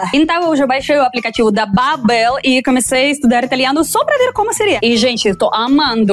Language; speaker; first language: Portuguese; non-native, fluent; Russian